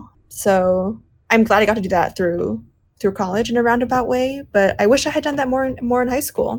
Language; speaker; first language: English; non-native, local second language; Cantonese